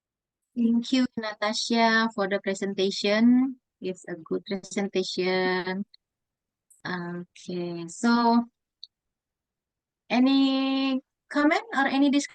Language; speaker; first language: English; non-native, fluent; Indonesian